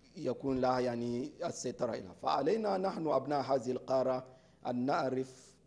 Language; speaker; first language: Arabic; non-native, fluent; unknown